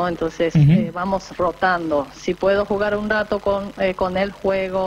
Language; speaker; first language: Spanish; non-native, fluent; Japanese